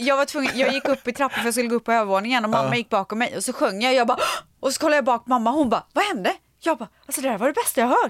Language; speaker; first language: Swedish; native; Swedish